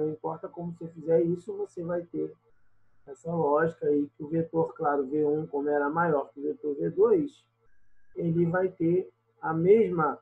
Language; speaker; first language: Portuguese; native; Portuguese